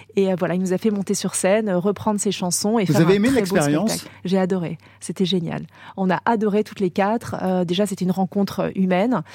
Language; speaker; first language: French; native; French